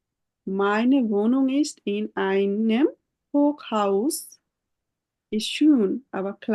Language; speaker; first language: German; non-native, fluent; Bangla